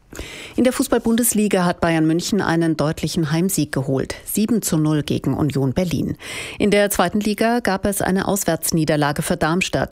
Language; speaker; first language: German; native; German